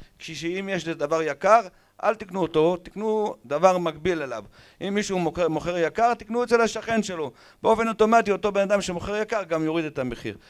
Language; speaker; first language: Hebrew; native; Hebrew